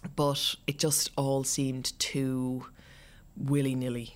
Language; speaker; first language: English; native; English